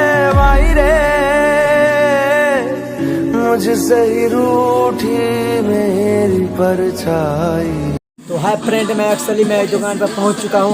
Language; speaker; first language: Hindi; non-native, local second language; Maithili